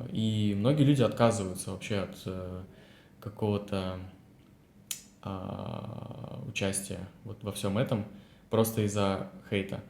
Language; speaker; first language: Russian; native; Russian